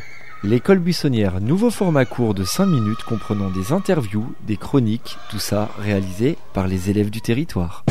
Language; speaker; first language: French; native; French